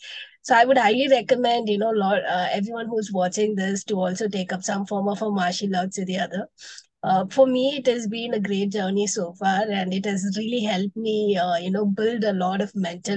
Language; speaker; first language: English; non-native, local second language; Tamil